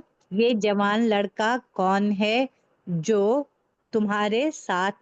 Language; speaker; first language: Hindi; native; Hindi